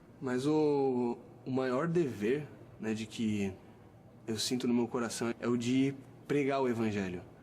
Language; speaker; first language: Portuguese; native; Portuguese